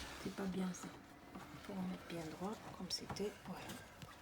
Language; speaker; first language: French; native; French